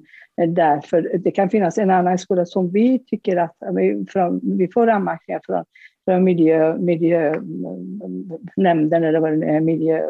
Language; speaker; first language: Swedish; non-native, fluent; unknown